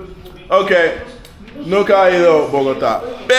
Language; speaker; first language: Spanish; non-native, learner; English